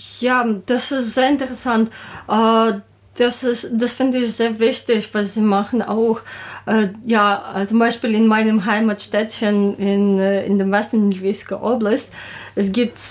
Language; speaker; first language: German; non-native, learner; Ukrainian